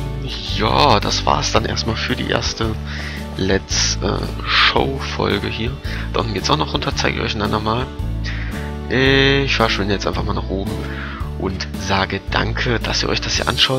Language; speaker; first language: German; native; German